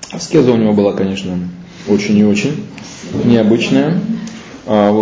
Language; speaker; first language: Russian; native; Russian